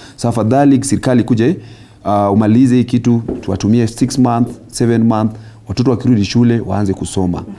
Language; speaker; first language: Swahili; non-native, local second language; Luo (Kenya and Tanzania)